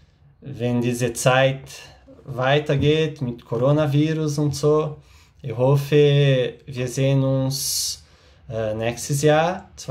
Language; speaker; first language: German; non-native, learner; Portuguese